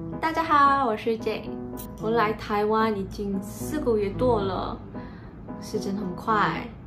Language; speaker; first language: Chinese; non-native, learner; Korean